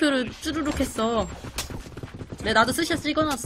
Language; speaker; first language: Korean; native; Korean